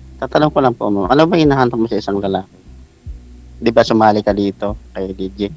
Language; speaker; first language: Filipino; non-native, local second language; Hiligaynon